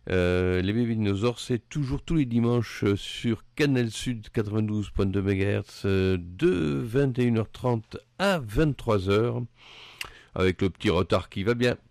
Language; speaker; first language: French; native; French